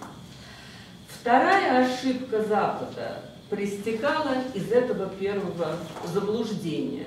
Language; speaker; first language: Russian; native; Russian